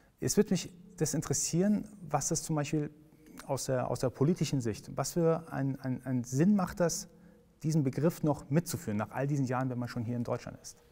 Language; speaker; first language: German; early bilingual, other home language; Persian